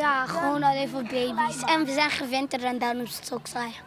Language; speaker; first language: Dutch; early bilingual, other home language; Arabic